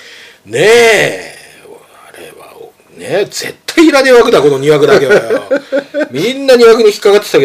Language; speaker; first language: Japanese; native; Japanese